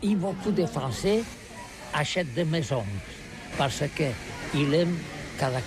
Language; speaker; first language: French; non-native, learner; Catalan